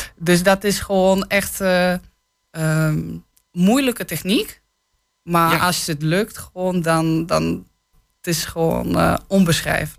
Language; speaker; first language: Dutch; non-native, fluent; Polish